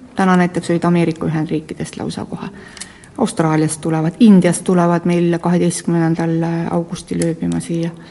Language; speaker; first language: Estonian; native; Estonian